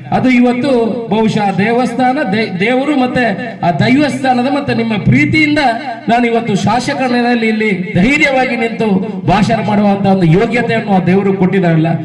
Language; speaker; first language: Kannada; native; Kannada